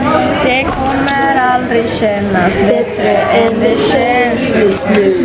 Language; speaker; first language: Swedish; native; Swedish